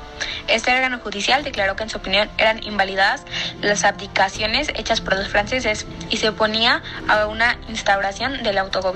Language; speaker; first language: Spanish; native; Spanish